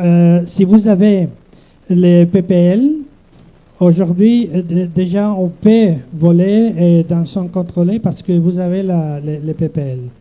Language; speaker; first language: French; non-native, learner; Spanish